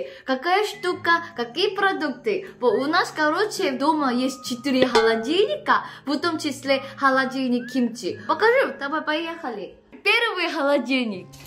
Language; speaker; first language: Russian; non-native, fluent; Korean